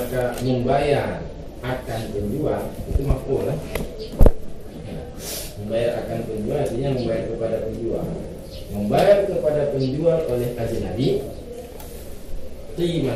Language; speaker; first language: Indonesian; native; Indonesian